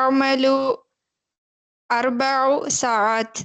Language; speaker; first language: Arabic; non-native, learner; Tamil